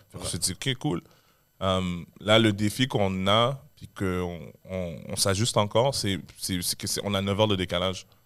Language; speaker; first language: French; native; French